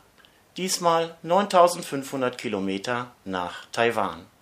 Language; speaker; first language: German; native; German